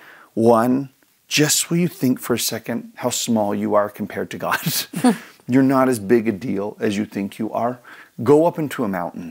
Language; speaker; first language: English; native; English